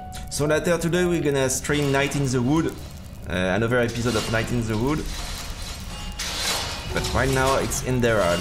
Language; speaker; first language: English; non-native, fluent; French